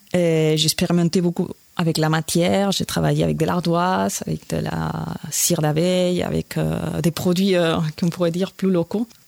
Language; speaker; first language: French; non-native, fluent; Spanish